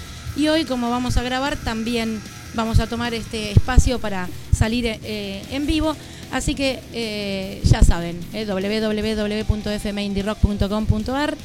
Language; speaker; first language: Spanish; native; Spanish